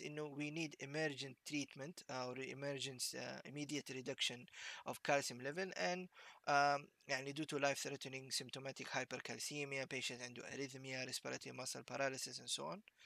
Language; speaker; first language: English; non-native, fluent; Arabic